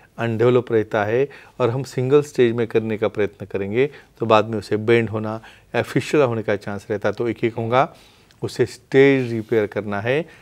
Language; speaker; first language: Hindi; non-native, local second language; Marathi